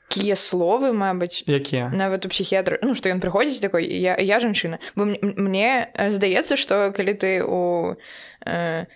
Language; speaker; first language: Belarusian; non-native, local second language; Russian